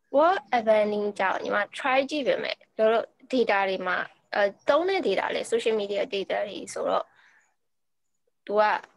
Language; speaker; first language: Burmese; native; Burmese